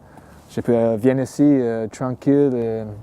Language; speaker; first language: French; non-native, learner; English